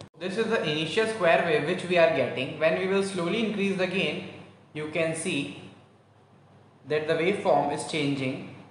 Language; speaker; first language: English; non-native, local second language; Hindi